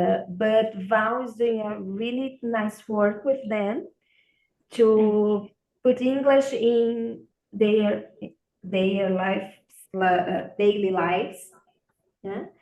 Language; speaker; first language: English; non-native, learner; Portuguese